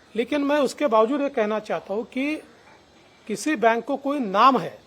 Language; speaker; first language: Hindi; non-native, local second language; Marathi